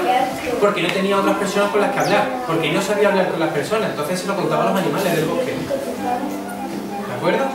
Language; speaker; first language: Spanish; native; Spanish